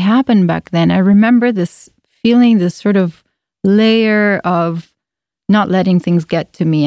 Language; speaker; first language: English; non-native, fluent; Italian